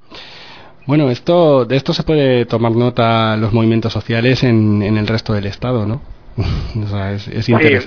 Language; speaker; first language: Spanish; native; Spanish